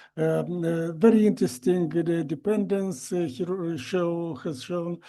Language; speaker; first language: English; non-native, fluent; Romanian